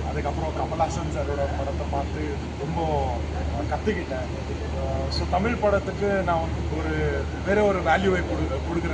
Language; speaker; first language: Tamil; non-native, local second language; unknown